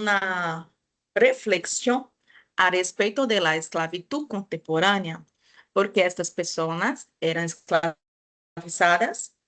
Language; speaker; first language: Spanish; non-native, fluent; Portuguese